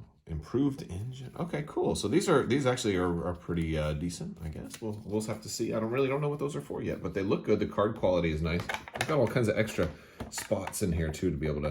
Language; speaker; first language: English; native; English